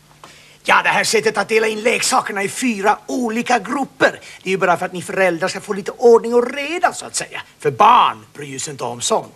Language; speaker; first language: Swedish; native; Swedish